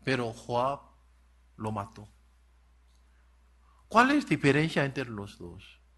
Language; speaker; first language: Spanish; non-native, learner; Korean